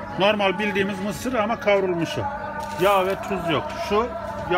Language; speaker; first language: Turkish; native; Turkish